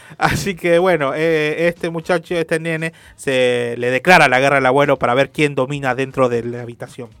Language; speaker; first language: Spanish; native; Spanish